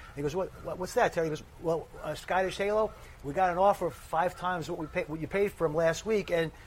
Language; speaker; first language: English; native; English